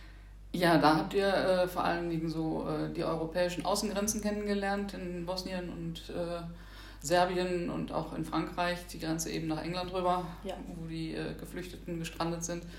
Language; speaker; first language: German; native; German